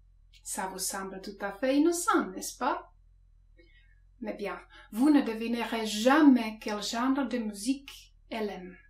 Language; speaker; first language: French; non-native, fluent; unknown